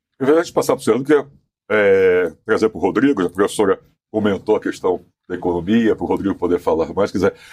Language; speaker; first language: Portuguese; native; Portuguese